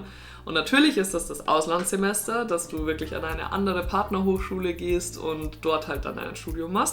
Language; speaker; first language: German; native; German